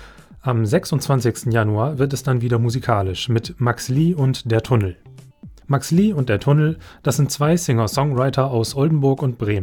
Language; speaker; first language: German; native; German